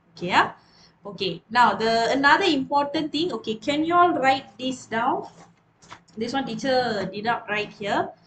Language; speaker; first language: English; non-native, local second language; Malay